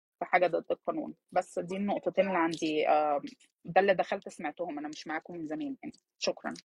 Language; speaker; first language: Arabic; early bilingual, heritage; Arabic